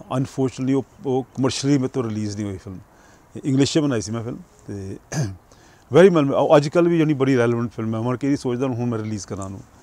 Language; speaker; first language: Punjabi; early bilingual, heritage; Punjabi